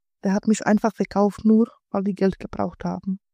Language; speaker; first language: German; early bilingual, other home language; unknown